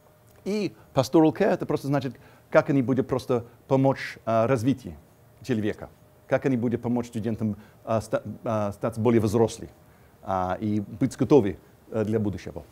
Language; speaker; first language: Russian; non-native, fluent; English